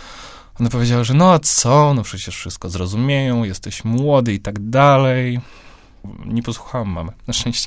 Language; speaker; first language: Polish; non-native, fluent; Russian